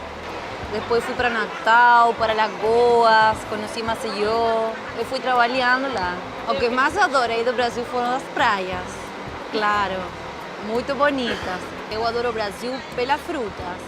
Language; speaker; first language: Portuguese; non-native, fluent; Spanish